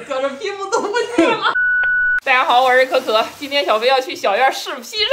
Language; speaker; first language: Chinese; native; Chinese